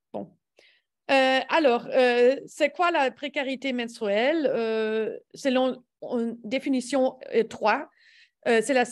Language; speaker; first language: French; non-native, learner; English